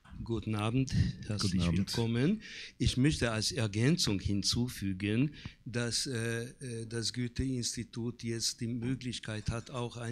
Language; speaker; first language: German; non-native, fluent; Hungarian